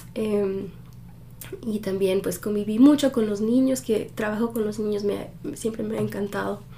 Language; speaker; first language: Spanish; early bilingual, heritage; Spanish